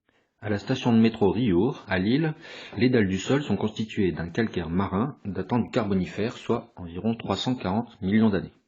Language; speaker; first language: French; native; French